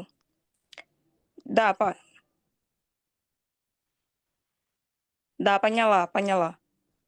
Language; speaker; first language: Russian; non-native, learner; Portuguese